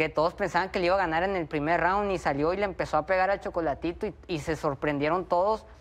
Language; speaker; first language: Spanish; native; Spanish